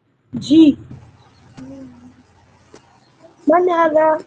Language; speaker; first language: Arabic; non-native, learner; Urdu